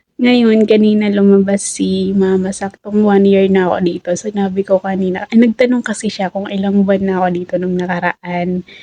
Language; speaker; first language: Filipino; native; Filipino